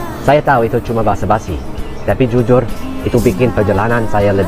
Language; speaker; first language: Indonesian; non-native, fluent; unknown